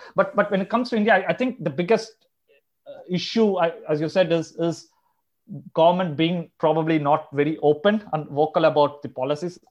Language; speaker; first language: English; non-native, local second language; Telugu